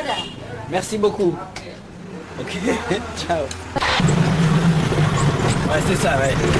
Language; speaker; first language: French; native; French